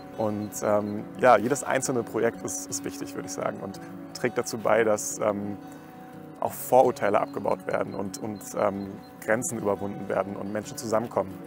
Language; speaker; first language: German; native; German